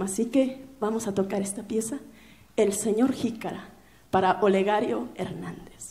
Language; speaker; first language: Spanish; native; Spanish